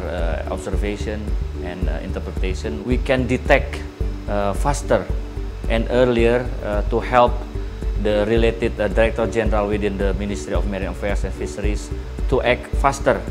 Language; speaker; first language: English; non-native, learner; Indonesian